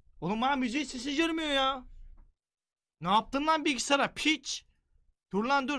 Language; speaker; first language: Turkish; native; Turkish